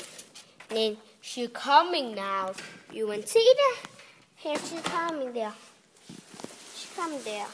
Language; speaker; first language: English; non-native, learner; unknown